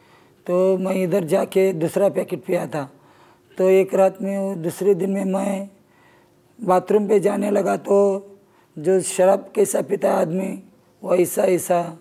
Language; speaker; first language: Hindi; non-native, local second language; Marathi